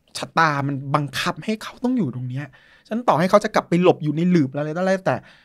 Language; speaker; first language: Thai; native; Thai